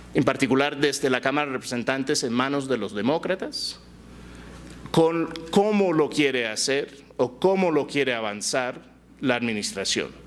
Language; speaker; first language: Spanish; early bilingual, heritage; Spanish